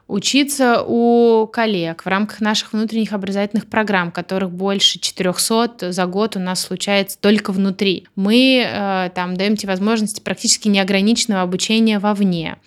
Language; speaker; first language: Russian; native; Russian